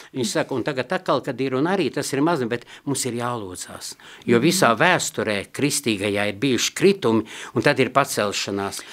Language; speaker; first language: Latvian; non-native, local second language; Russian